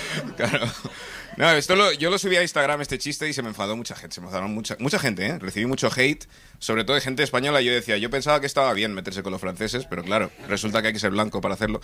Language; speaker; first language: Spanish; early bilingual, other home language; English